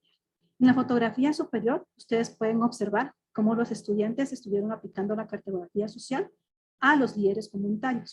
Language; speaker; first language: Spanish; native; Spanish